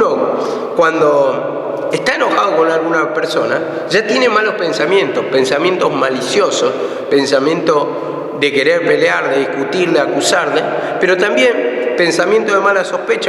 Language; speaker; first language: Spanish; native; Spanish